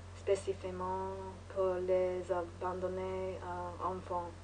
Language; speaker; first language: French; non-native, learner; English